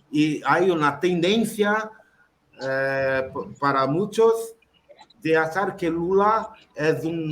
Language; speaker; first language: Spanish; non-native, learner; Portuguese